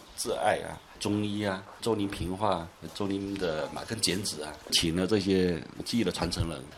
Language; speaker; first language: Chinese; native; Chinese